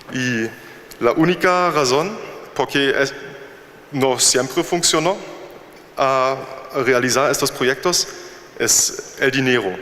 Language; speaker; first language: Spanish; non-native, learner; German